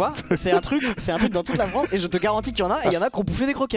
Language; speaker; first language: French; native; French